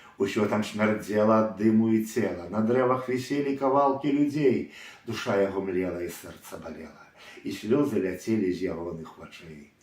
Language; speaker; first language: Belarusian; native; Belarusian